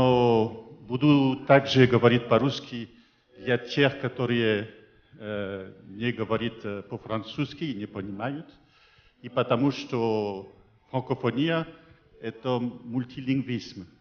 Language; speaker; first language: Russian; non-native, fluent; French